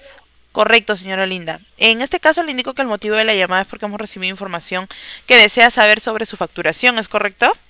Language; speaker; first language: Spanish; native; Spanish